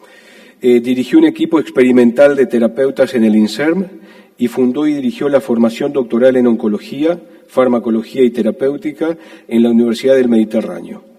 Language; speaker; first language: Spanish; native; Spanish